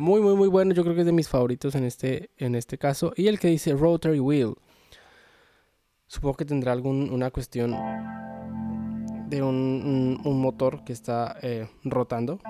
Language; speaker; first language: Spanish; native; Spanish